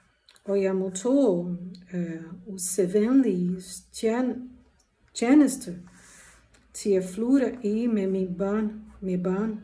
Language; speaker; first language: Danish; non-native, learner; Portuguese